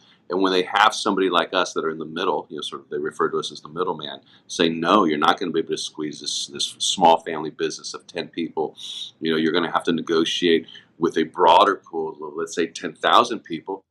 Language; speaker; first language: English; native; English